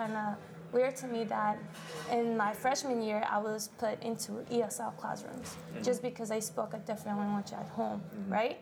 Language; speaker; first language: English; early bilingual, other home language; Spanish